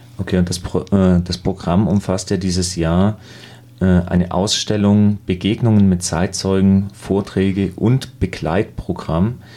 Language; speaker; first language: German; native; German